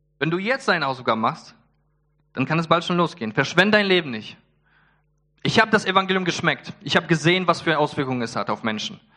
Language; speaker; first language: German; early bilingual, other home language; Polish